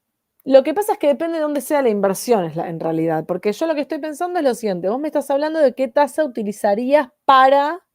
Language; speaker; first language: Spanish; native; Spanish